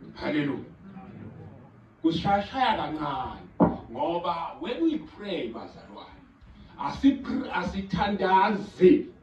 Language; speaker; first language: Zulu; non-native, local second language; Swati